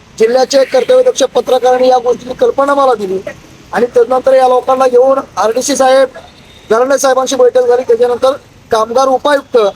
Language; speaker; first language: Marathi; native; Marathi